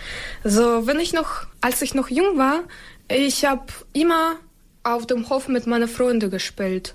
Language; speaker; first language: German; non-native, learner; Ukrainian